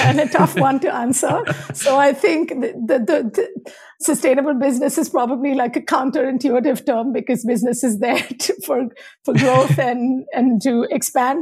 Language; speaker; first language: English; non-native, local second language; Hindi